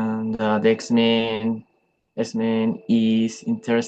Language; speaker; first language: English; non-native, learner; Spanish